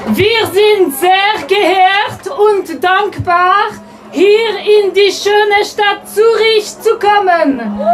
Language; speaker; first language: German; non-native, local second language; French